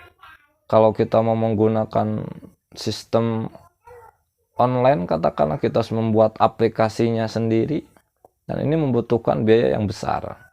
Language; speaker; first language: Indonesian; non-native, local second language; Sundanese